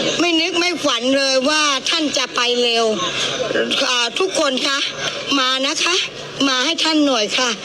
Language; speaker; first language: Thai; native; Thai